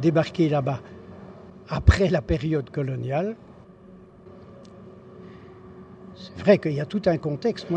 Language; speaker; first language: French; native; French